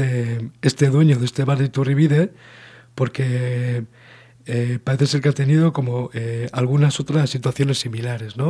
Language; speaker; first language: Spanish; native; Spanish